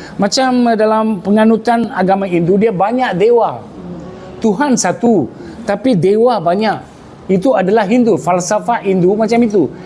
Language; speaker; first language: Malay; non-native, local second language; Tamil